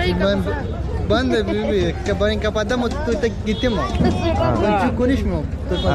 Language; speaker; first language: Turkish; non-native, learner; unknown